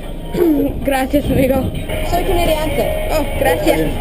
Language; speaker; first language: Spanish; non-native, learner; English